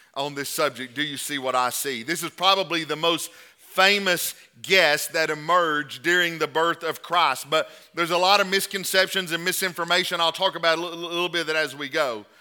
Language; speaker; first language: English; native; English